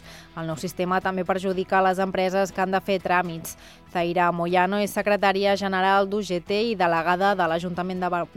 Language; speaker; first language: Catalan; native; Catalan